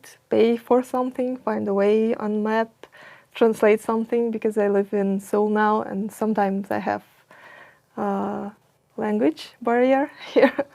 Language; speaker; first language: English; non-native, fluent; Russian